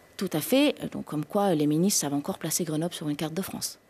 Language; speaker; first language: French; native; French